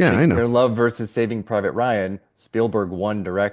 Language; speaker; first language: English; native; English